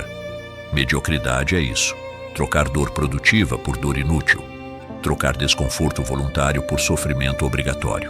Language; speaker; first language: Portuguese; native; Portuguese